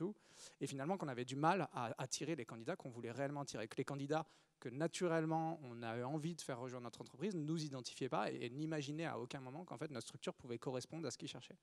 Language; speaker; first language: French; native; French